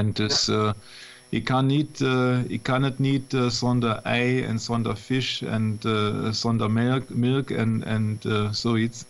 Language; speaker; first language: Dutch; non-native, learner; German